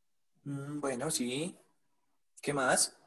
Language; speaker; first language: Spanish; native; Spanish